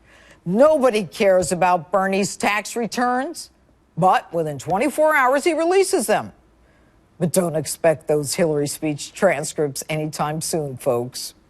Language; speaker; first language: English; native; English